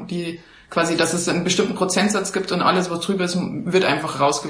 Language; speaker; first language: German; native; German